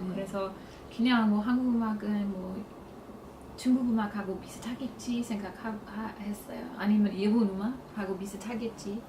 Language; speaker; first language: Korean; non-native, fluent; English